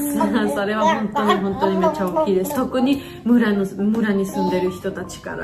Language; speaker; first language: Japanese; non-native, fluent; Georgian